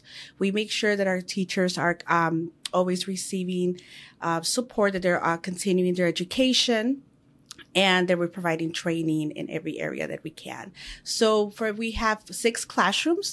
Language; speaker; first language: English; native; English